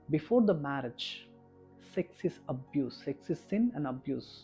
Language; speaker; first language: English; non-native, local second language; Kannada